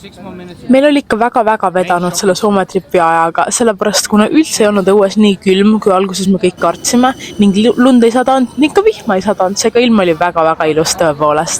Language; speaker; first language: Estonian; native; Estonian